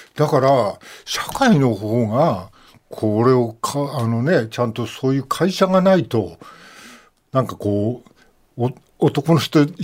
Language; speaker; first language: Japanese; native; Japanese